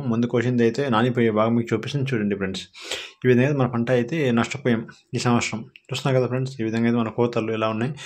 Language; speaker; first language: Telugu; non-native, local second language; Odia